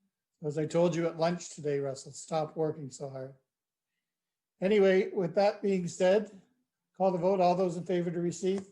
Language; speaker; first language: English; native; English